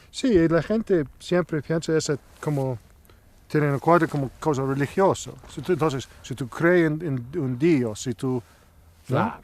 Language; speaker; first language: Spanish; non-native, learner; English